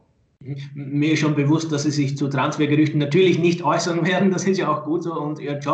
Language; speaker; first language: German; native; German